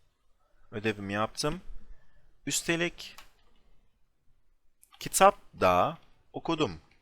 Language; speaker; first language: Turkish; non-native, fluent; English